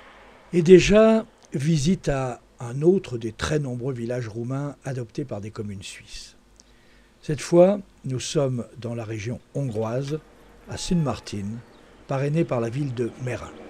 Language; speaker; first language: French; native; French